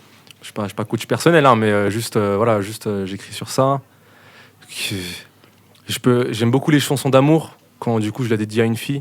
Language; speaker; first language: French; native; French